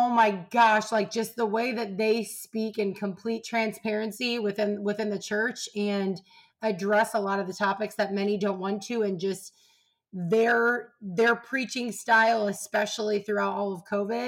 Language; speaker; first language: English; native; English